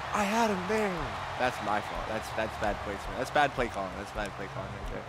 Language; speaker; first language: English; native; English